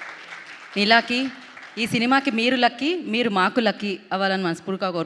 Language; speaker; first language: Telugu; native; Telugu